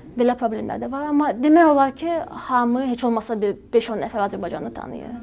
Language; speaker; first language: Azerbaijani; native; Azerbaijani